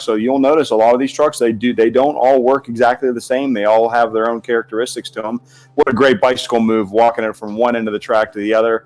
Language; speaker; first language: English; native; English